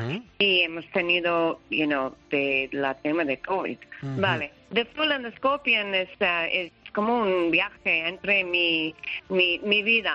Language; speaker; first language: Spanish; non-native, learner; English